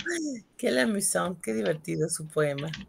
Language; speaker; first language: Spanish; native; Spanish